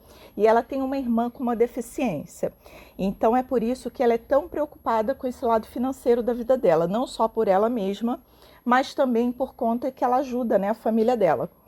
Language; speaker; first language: Portuguese; native; Portuguese